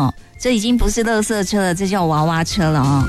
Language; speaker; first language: Chinese; native; Chinese